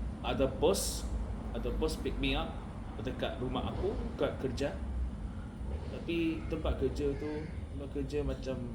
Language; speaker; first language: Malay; non-native, learner; Korean